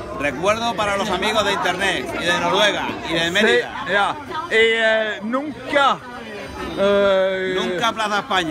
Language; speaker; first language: Spanish; non-native, learner; Norwegian